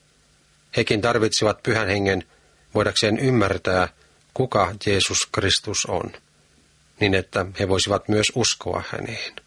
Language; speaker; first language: Finnish; native; Finnish